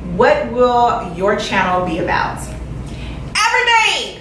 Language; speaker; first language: English; native; English